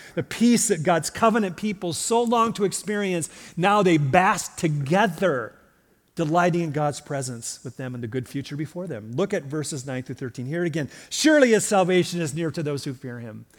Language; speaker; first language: English; early bilingual, other home language; Swedish